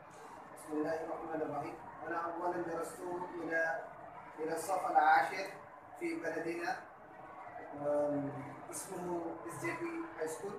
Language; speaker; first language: Arabic; non-native, learner; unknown